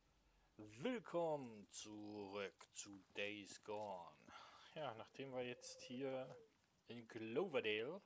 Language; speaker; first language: German; native; German